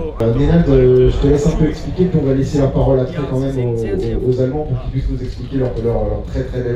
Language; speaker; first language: French; native; French